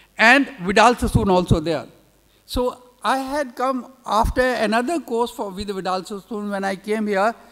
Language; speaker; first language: English; non-native, local second language; Urdu